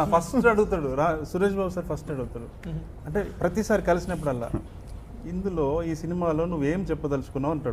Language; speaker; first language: Telugu; native; Telugu